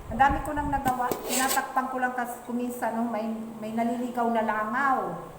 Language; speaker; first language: Filipino; native; Filipino